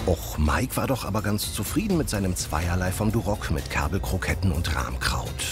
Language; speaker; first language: German; native; German